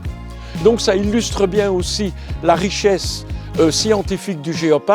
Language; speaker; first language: French; native; French